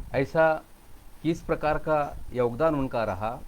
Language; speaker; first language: Hindi; non-native, local second language; Marathi